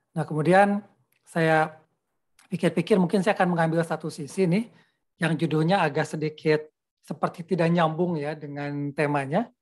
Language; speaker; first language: Indonesian; native; Indonesian